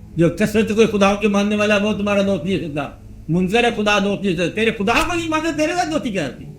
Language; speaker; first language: Urdu; non-native, local second language; Punjabi